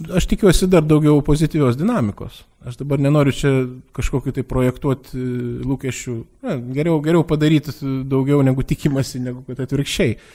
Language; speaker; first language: Lithuanian; native; Lithuanian